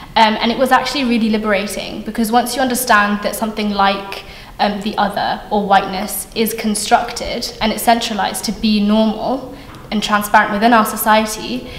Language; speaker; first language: English; native; English